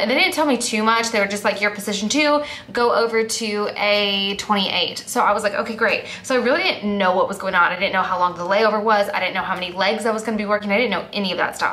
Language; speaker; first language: English; native; English